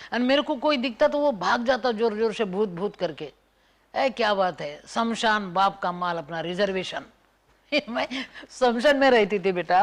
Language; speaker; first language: Hindi; non-native, local second language; Marathi